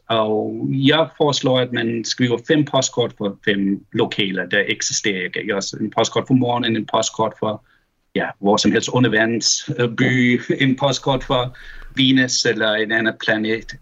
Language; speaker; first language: Danish; early bilingual, heritage; Danish